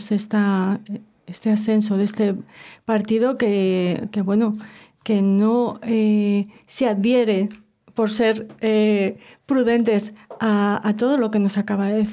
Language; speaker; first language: Spanish; native; Spanish